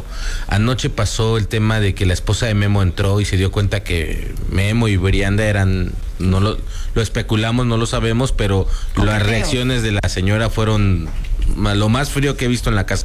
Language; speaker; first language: Spanish; native; Spanish